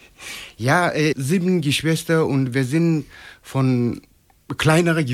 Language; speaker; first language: German; non-native, fluent; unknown